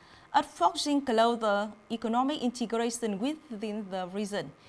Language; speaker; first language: English; non-native, fluent; Vietnamese